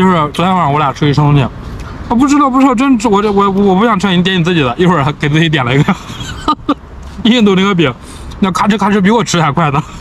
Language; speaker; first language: Chinese; native; Chinese